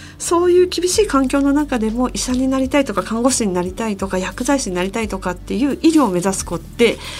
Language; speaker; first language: Japanese; native; Japanese